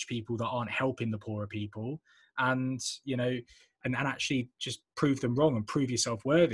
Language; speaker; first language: English; native; English